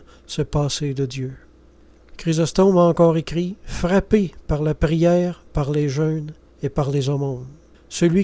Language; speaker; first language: French; native; French